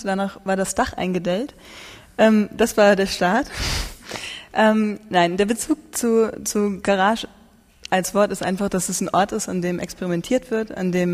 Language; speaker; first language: German; native; German